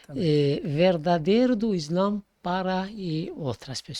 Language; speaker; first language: Portuguese; non-native, fluent; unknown